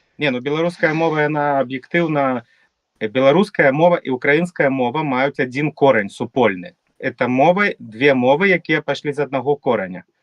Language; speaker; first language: Belarusian; non-native, local second language; Russian